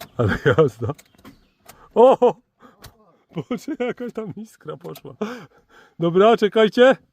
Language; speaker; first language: Polish; native; Polish